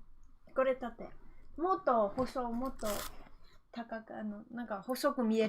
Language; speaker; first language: Japanese; non-native, learner; Vietnamese